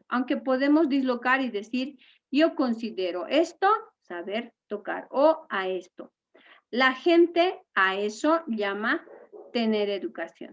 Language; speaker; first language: Spanish; native; Spanish